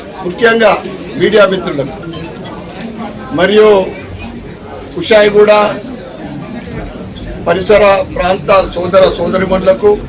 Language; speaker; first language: Telugu; native; Telugu